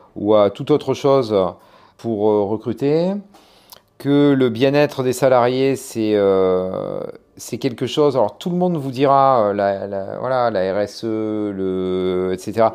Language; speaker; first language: French; native; French